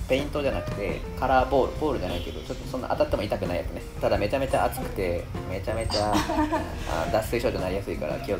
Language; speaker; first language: Japanese; native; Japanese